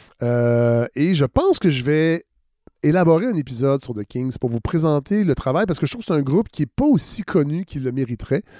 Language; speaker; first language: French; native; French